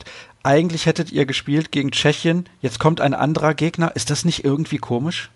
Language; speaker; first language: German; native; German